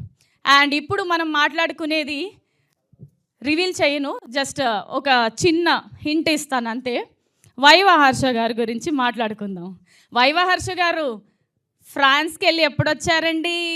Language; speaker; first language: Telugu; native; Telugu